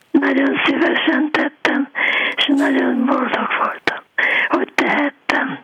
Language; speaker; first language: Hungarian; non-native, fluent; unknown